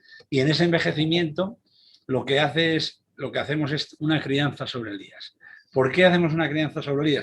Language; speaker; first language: Spanish; native; Spanish